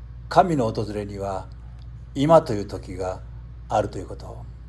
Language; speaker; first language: Japanese; native; Japanese